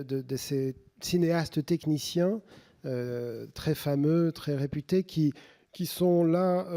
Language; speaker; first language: French; native; French